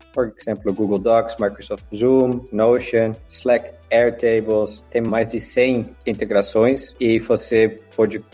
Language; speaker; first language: Portuguese; non-native, learner; Dutch